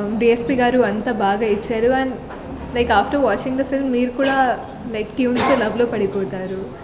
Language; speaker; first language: Telugu; non-native, learner; Tulu